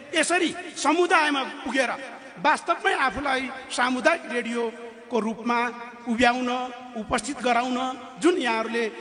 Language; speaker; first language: Nepali; non-native, local second language; Eastern Tamang